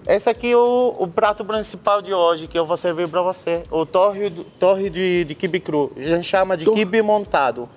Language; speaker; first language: Portuguese; non-native, fluent; Arabic